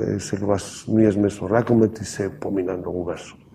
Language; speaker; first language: Macedonian; non-native, learner; Spanish